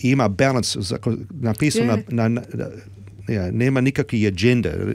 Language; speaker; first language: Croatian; early bilingual, heritage; Serbian